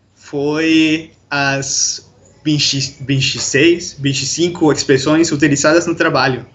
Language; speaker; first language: Portuguese; non-native, fluent; Spanish